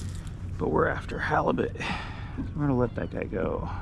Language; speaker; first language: English; native; English